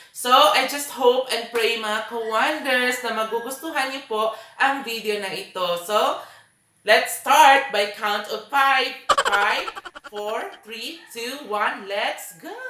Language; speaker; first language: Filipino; non-native, local second language; Cebuano